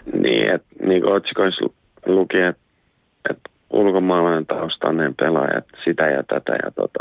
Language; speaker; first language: Finnish; early bilingual, other home language; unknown